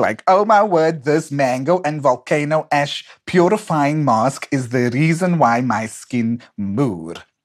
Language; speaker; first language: English; non-native, local second language; Afrikaans